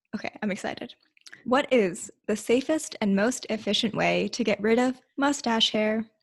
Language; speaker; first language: English; early bilingual, other home language; Hindi